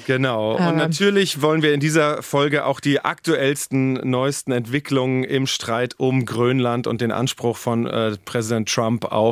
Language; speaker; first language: German; native; German